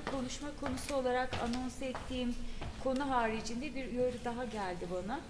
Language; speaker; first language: Turkish; native; Turkish